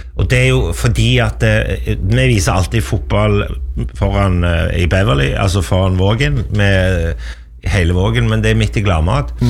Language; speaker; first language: Norwegian; native; Norwegian